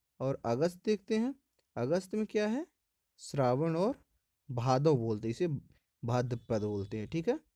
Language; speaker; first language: Hindi; native; Hindi